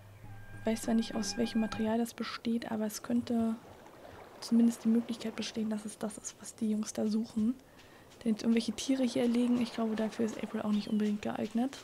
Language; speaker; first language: German; native; German